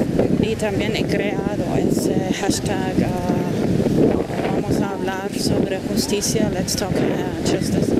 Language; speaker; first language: Spanish; non-native, fluent; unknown